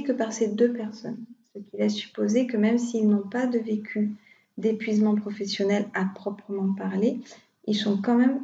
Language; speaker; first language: French; native; French